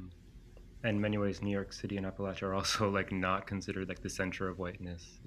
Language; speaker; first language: English; non-native, fluent; Greek